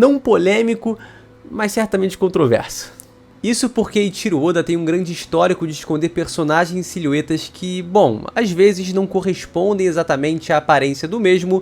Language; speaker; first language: Portuguese; native; Portuguese